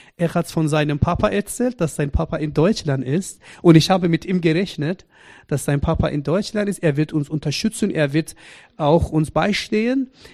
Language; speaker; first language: German; non-native, fluent; Persian